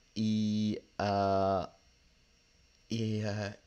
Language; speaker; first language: Spanish; non-native, learner; French